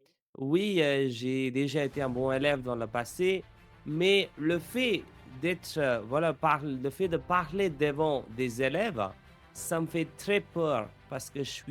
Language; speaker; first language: French; non-native, fluent; English